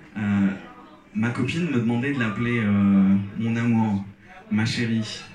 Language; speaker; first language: French; non-native, local second language; Arabic